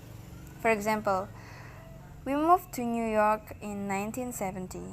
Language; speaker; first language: English; non-native, learner; Indonesian